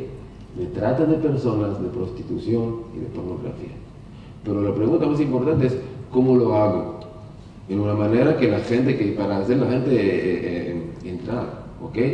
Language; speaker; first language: Spanish; non-native, learner; Hebrew